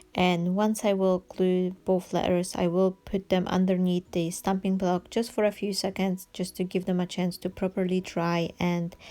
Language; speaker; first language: English; non-native, fluent; Polish